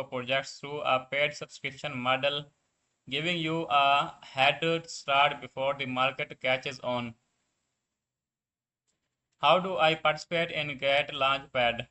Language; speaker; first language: English; non-native, learner; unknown